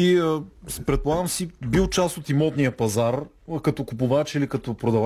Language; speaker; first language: Bulgarian; native; Bulgarian